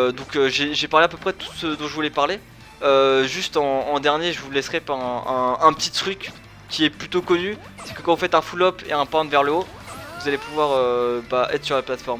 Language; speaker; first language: French; native; French